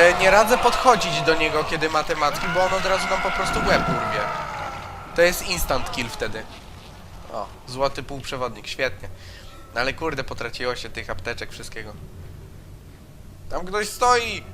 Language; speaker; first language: Polish; native; Polish